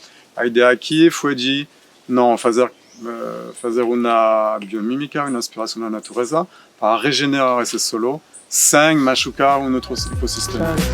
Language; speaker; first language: Portuguese; non-native, fluent; French